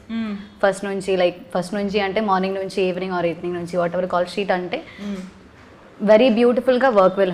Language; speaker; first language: Telugu; non-native, learner; Malayalam